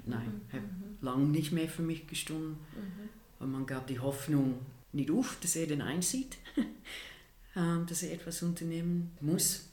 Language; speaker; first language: German; non-native, fluent; English